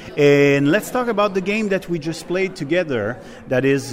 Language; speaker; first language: English; non-native, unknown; French